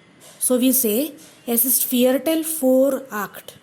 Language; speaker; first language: German; non-native, fluent; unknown